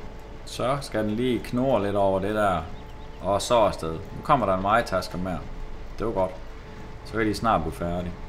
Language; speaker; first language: Danish; native; Danish